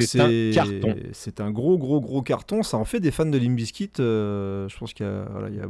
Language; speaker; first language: French; native; French